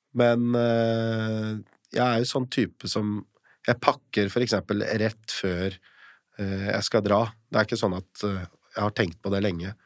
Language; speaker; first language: Norwegian; early bilingual, other home language; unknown